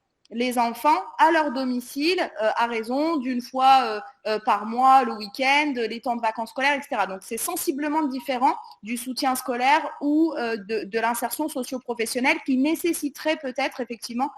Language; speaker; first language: French; native; French